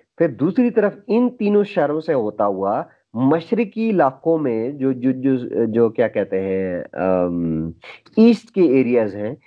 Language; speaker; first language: Urdu; native; Urdu